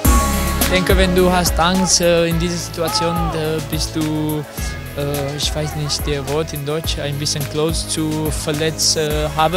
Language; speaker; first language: German; non-native, learner; Spanish